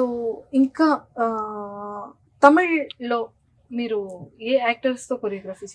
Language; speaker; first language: Telugu; native; Telugu